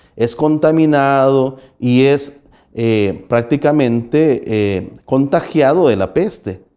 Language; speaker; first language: Spanish; native; Spanish